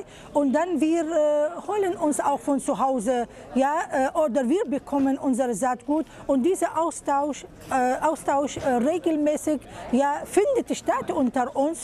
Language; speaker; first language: German; non-native, fluent; Arabic